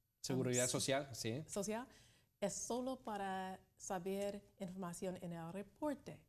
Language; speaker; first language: Spanish; non-native, learner; English